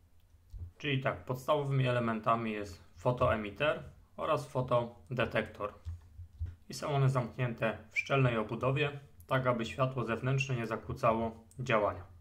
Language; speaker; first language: Polish; native; Polish